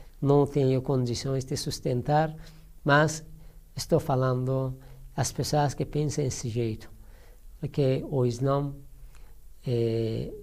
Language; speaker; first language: Portuguese; non-native, learner; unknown